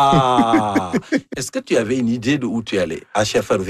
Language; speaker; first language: French; native; French